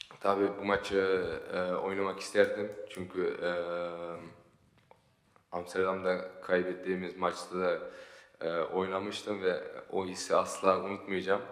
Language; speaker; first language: Turkish; early bilingual, heritage; Turkish